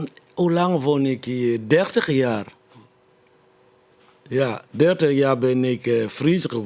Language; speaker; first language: Dutch; non-native, fluent; Lingala